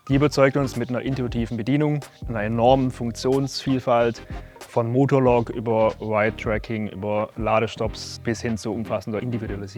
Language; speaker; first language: German; native; German